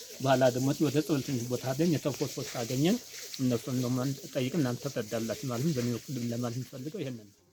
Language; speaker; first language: Amharic; native; Amharic